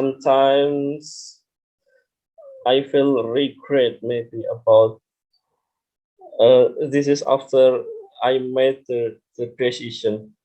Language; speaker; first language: English; non-native, learner; Indonesian